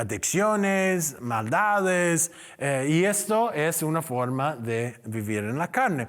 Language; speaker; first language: Spanish; non-native, learner; English